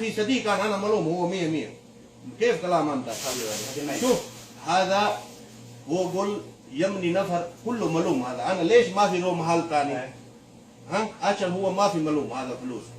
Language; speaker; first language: Arabic; non-native, learner; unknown